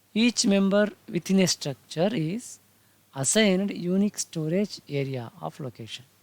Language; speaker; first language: English; non-native, local second language; Kannada